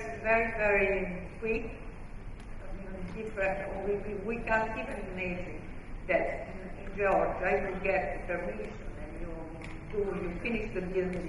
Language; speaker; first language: English; non-native, fluent; Italian